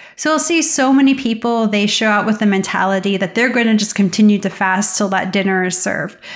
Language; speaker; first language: English; native; English